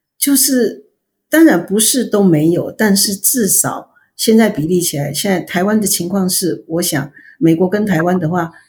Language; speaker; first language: Chinese; native; Chinese